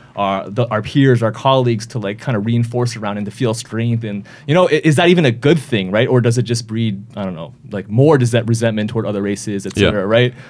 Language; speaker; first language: English; native; English